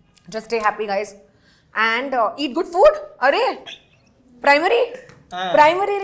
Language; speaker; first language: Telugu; non-native, learner; Hindi